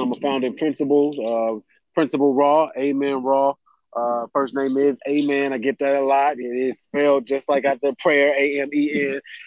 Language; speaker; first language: English; native; English